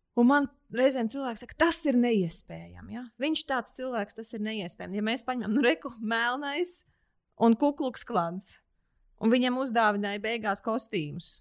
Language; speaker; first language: Latvian; native; Latvian